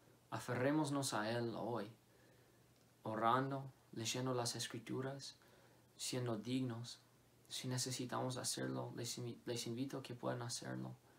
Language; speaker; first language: Spanish; non-native, fluent; English